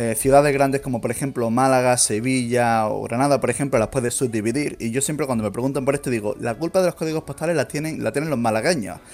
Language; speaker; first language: Spanish; native; Spanish